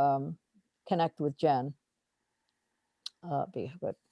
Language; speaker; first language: English; native; English